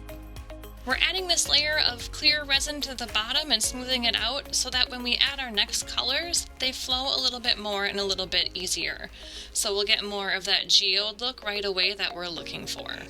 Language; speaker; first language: English; native; English